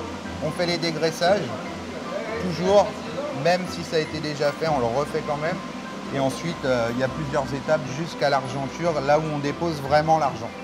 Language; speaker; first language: French; native; French